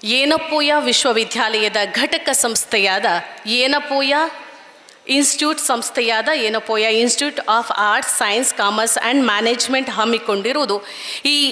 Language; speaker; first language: Kannada; native; Kannada